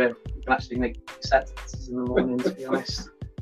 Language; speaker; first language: English; native; English